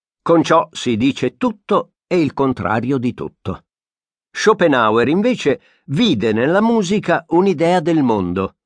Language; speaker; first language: Italian; native; Italian